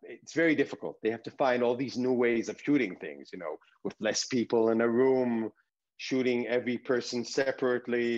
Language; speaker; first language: English; early bilingual, other home language; Hebrew